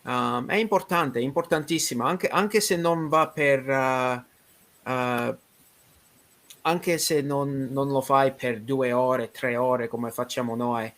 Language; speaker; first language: Italian; non-native, learner; English